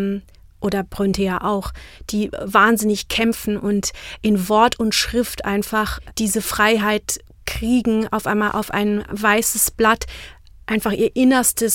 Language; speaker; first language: German; non-native, fluent; Czech